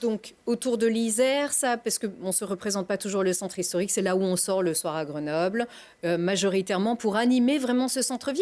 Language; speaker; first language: French; native; French